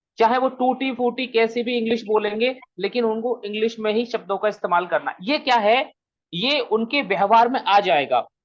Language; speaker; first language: Hindi; native; Hindi